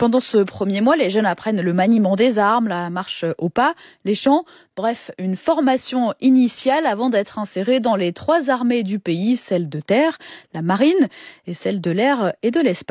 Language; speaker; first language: French; native; French